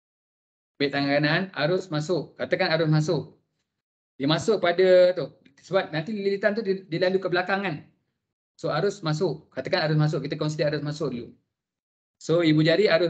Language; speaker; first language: Malay; native; Malay